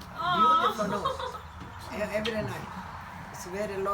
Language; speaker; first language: English; non-native, learner; Italian